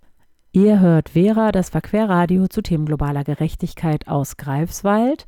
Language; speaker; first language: German; native; German